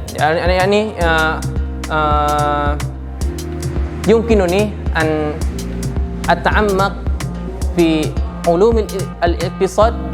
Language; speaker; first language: Arabic; non-native, learner; Indonesian